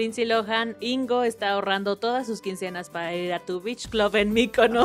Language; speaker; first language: Spanish; native; Spanish